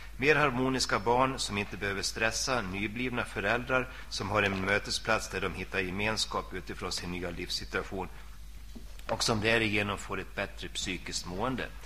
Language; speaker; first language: Swedish; native; Swedish